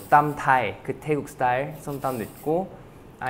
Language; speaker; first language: Korean; non-native, fluent; Thai